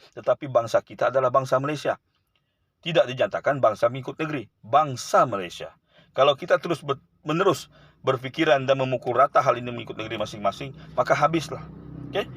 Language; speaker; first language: Malay; native; Malay